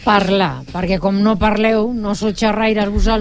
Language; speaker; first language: Catalan; native; Catalan